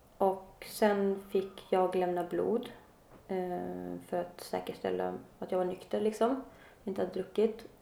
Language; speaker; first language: Swedish; native; Swedish